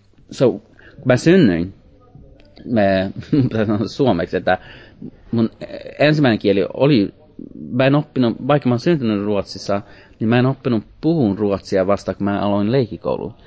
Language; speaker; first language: Finnish; early bilingual, heritage; Finnish